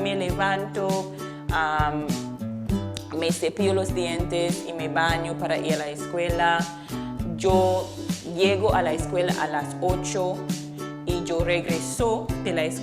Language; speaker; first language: Spanish; non-native, fluent; English